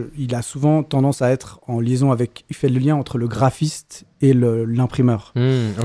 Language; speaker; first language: French; native; French